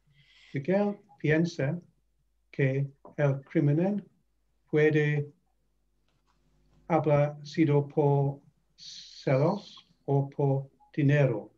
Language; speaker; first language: Spanish; non-native, fluent; English